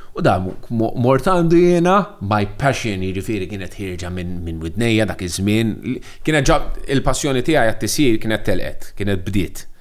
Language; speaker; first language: Maltese; non-native, local second language; English